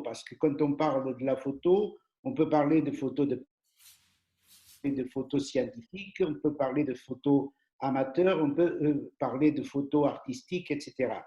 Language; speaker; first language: French; non-native, fluent; Portuguese